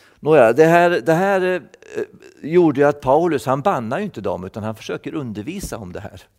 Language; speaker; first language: Swedish; native; Swedish